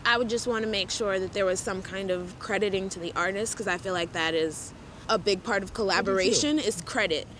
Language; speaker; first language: English; native; English